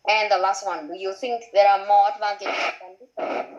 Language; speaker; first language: English; non-native, fluent; Vietnamese